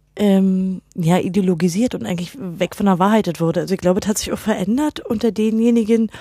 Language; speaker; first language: German; native; German